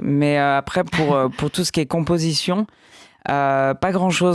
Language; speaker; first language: French; native; French